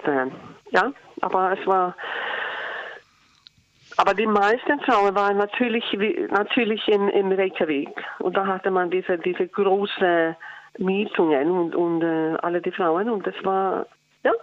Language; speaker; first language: German; non-native, learner; Icelandic